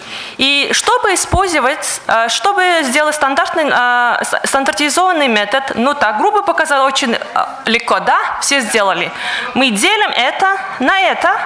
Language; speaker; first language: Russian; non-native, fluent; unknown